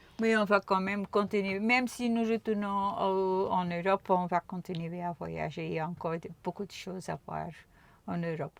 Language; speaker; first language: French; non-native, local second language; Dutch